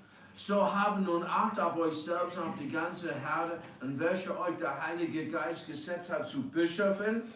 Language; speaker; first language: German; non-native, fluent; English